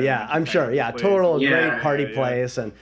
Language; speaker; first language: English; native; English